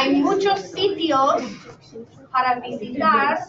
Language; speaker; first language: Spanish; non-native, fluent; English